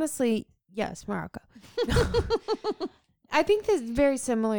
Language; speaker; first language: English; native; English